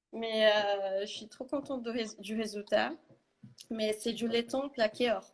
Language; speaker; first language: French; non-native, fluent; Portuguese